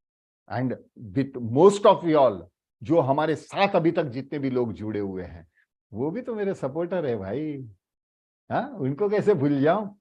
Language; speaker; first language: Hindi; native; Hindi